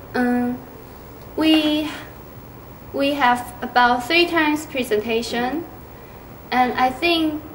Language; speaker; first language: English; non-native, learner; Chinese